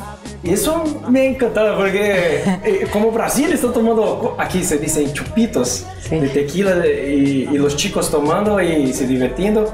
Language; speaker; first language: Spanish; non-native, learner; Portuguese